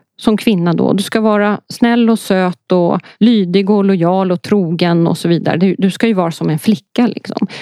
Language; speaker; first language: Swedish; early bilingual, other home language; Polish